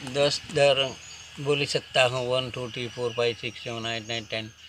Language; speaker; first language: Hindi; non-native, local second language; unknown